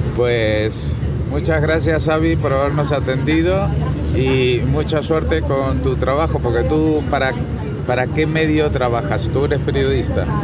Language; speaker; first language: Spanish; native; Spanish